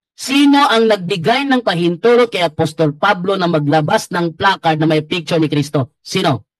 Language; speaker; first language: Filipino; native; Filipino